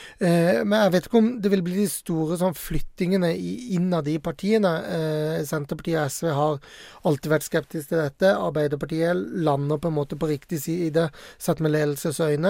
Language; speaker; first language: Norwegian; native; Norwegian